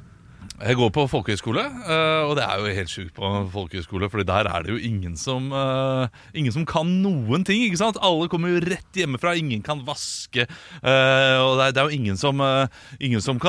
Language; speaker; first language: Norwegian; native; Norwegian